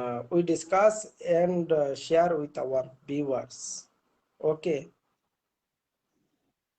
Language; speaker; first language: English; non-native, learner; Bangla